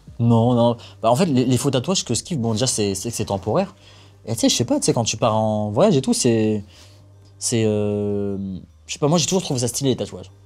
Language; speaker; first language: French; native; French